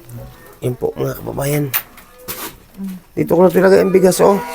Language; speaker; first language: Filipino; native; Filipino